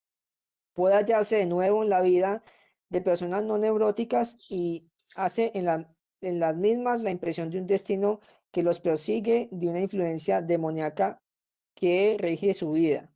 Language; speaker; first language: Spanish; native; Spanish